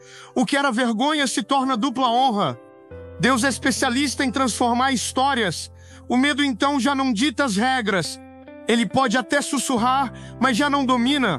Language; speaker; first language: Portuguese; native; Portuguese